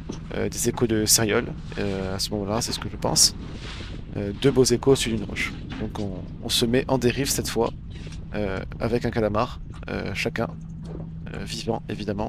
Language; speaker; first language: French; native; French